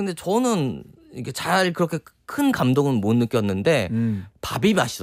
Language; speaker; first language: Korean; native; Korean